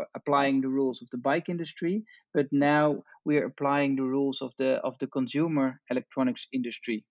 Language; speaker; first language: English; non-native, fluent; Dutch